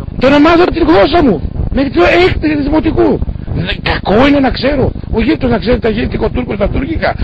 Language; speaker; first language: Greek; non-native, local second language; Macedonian